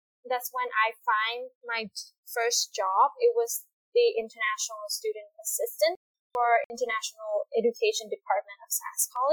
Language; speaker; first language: English; non-native, fluent; Vietnamese